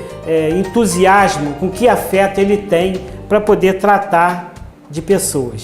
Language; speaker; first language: Portuguese; native; Portuguese